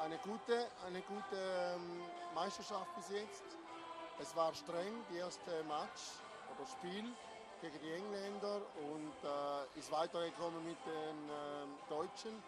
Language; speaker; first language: German; non-native, local second language; French